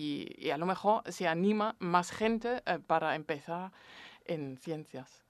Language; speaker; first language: Spanish; non-native, fluent; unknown